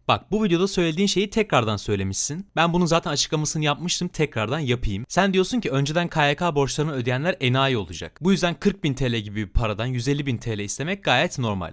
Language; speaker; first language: Turkish; native; Turkish